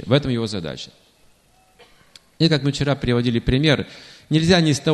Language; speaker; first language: Russian; native; Russian